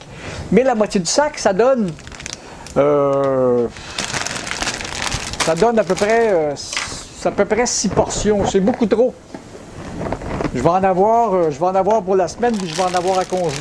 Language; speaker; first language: French; native; French